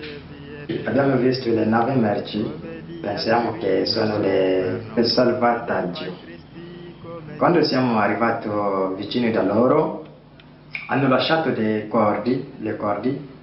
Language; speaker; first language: Italian; non-native, learner; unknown